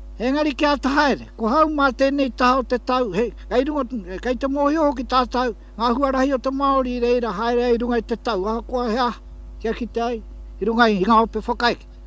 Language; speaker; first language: Māori; native; Māori